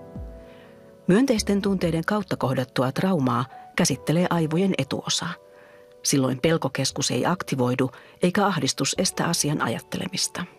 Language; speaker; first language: Finnish; native; Finnish